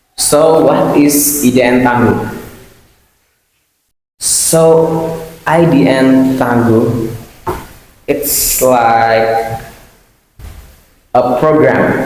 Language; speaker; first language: English; non-native, learner; Indonesian